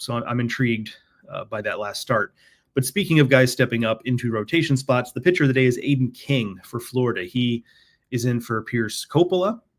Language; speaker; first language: English; native; English